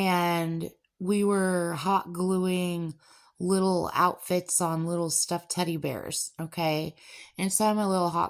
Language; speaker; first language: English; native; English